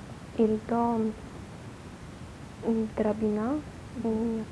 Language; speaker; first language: French; non-native, learner; Polish